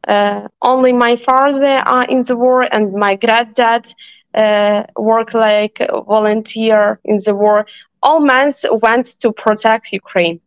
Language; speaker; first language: English; non-native, learner; Ukrainian